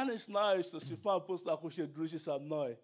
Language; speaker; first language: German; non-native, learner; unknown